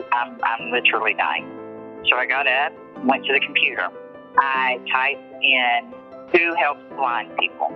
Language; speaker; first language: English; native; English